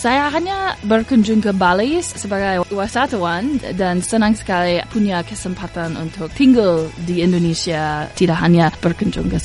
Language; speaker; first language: Indonesian; non-native, fluent; English